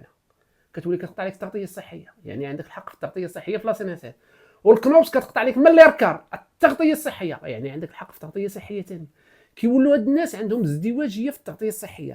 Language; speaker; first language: Arabic; native; Arabic